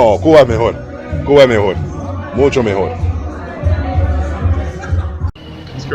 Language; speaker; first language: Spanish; non-native, learner; English